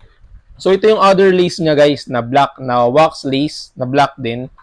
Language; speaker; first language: Filipino; native; Filipino